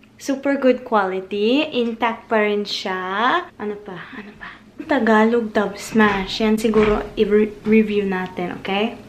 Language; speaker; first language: Filipino; non-native, fluent; English